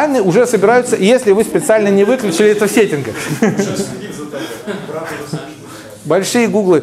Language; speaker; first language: Russian; native; Russian